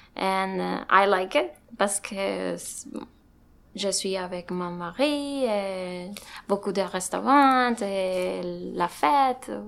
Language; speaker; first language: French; non-native, learner; Spanish